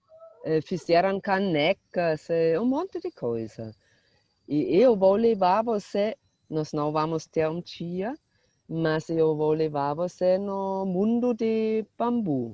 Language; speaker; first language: Portuguese; non-native, fluent; German